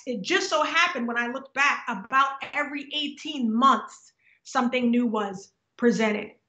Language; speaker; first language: English; native; English